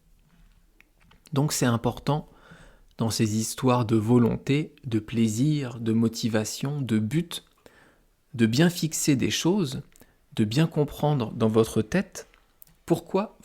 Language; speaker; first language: French; native; French